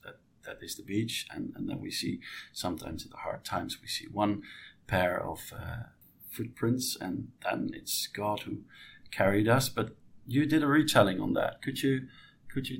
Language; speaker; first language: English; non-native, fluent; Dutch